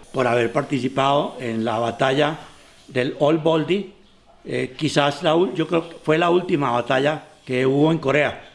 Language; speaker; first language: Spanish; native; Spanish